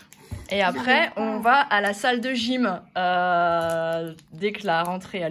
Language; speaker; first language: French; native; French